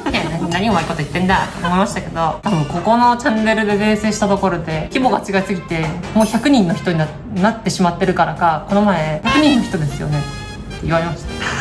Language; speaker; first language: Japanese; native; Japanese